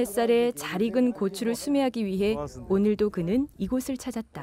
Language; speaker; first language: Korean; native; Korean